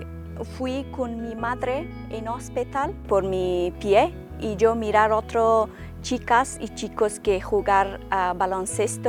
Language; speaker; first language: Spanish; non-native, learner; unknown